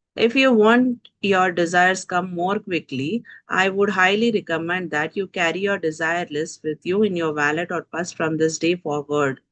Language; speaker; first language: English; non-native, local second language; Telugu